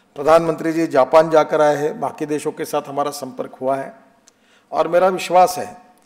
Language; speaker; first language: Hindi; non-native, local second language; Marathi